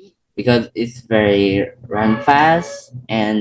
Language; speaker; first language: English; non-native, learner; Vietnamese